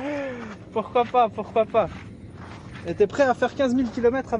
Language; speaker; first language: French; native; French